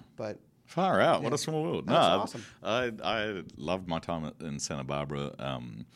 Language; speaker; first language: English; native; English